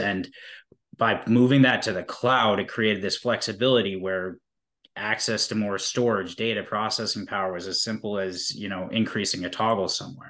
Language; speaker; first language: English; native; English